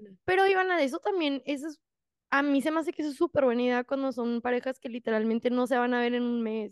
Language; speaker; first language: Spanish; early bilingual, heritage; Spanish